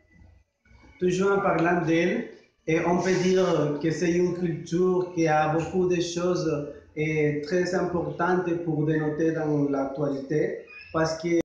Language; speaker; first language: French; non-native, learner; Spanish